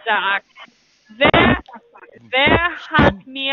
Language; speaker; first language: German; non-native, learner; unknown